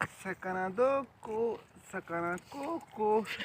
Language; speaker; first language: Japanese; non-native, learner; Bangla